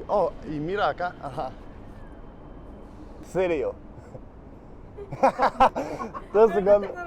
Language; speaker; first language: Spanish; non-native, learner; Danish